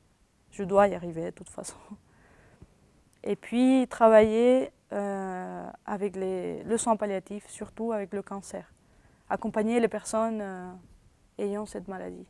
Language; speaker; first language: French; early bilingual, other home language; Spanish